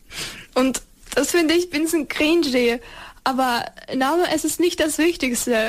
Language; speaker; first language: German; non-native, learner; Ukrainian